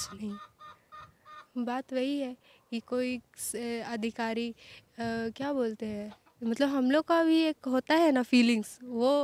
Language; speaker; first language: Hindi; native; Hindi